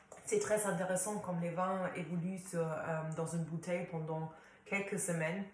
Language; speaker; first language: French; non-native, fluent; German